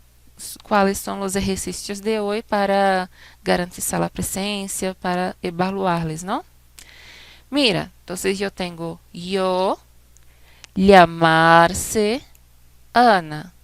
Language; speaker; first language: Spanish; non-native, fluent; Portuguese